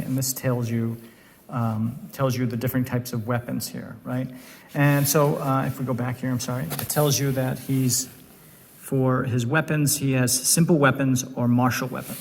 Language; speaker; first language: English; native; English